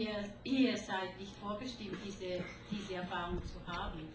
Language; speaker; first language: German; non-native, fluent; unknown